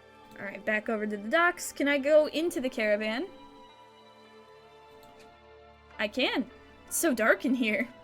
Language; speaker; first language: English; native; English